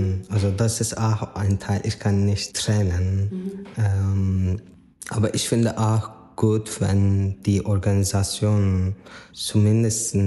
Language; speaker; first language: German; non-native, fluent; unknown